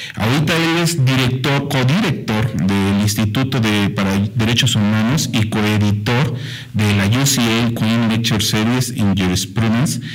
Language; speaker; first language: Spanish; native; Spanish